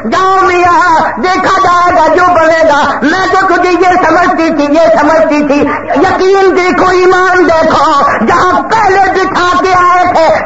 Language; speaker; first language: Urdu; non-native, local second language; Saraiki